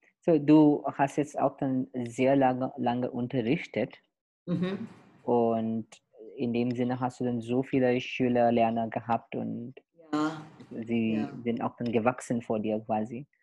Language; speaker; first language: German; non-native, fluent; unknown